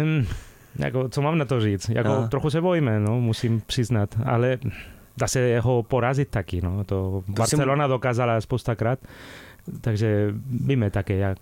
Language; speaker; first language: Czech; non-native, fluent; Spanish